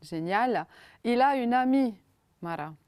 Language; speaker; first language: French; non-native, fluent; Romanian